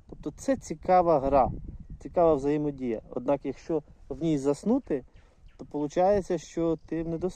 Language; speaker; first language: Ukrainian; non-native, local second language; Russian